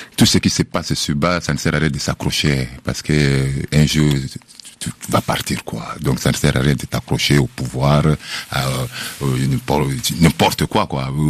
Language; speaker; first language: French; non-native, local second language; Lingala